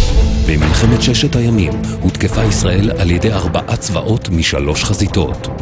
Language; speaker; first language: Hebrew; native; Hebrew